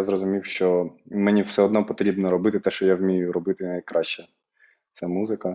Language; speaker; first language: Ukrainian; non-native, local second language; Russian